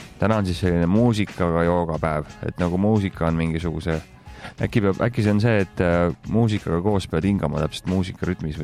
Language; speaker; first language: Estonian; native; Estonian